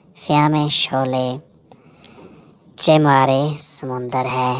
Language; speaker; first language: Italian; non-native, learner; Urdu